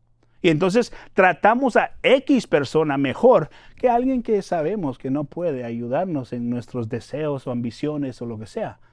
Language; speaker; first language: Spanish; native; Spanish